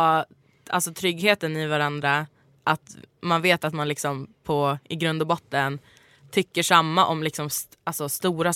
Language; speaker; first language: Swedish; native; Swedish